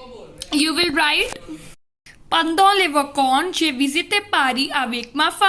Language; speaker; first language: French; non-native, learner; Hindi